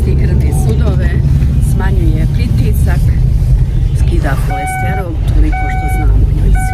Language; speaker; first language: Bosnian; native; Bosnian